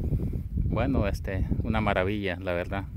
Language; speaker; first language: Spanish; native; Spanish